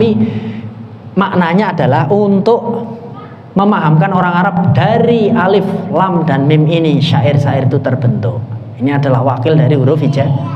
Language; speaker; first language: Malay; non-native, local second language; Javanese